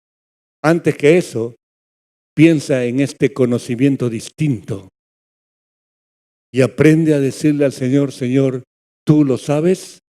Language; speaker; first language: Spanish; native; Spanish